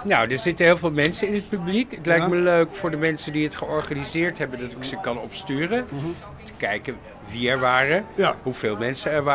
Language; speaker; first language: Dutch; native; Dutch